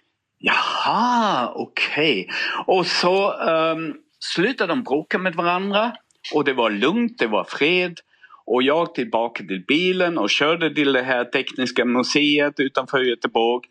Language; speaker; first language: Swedish; non-native, fluent; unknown